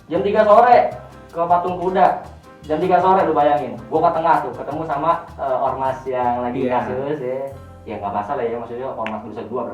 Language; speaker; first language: Indonesian; native; Indonesian